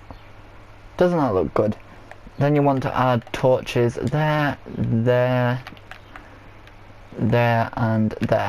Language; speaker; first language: English; native; English